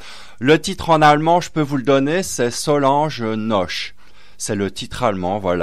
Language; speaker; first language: French; native; French